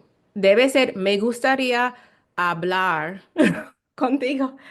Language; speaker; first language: Spanish; non-native, learner; English